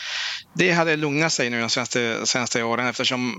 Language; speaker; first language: Swedish; non-native, fluent; Spanish